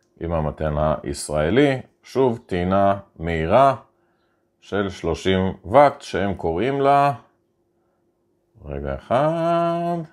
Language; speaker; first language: Hebrew; native; Hebrew